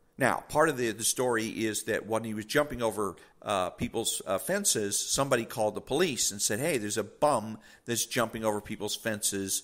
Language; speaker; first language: English; native; English